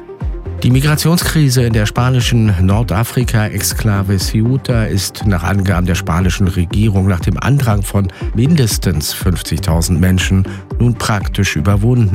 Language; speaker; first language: German; native; German